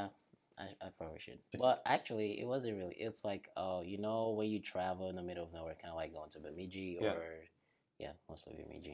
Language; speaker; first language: English; non-native, local second language; Yoruba